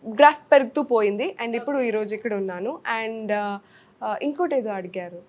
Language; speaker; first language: Telugu; native; Telugu